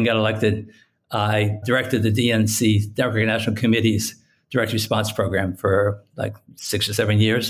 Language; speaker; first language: English; native; English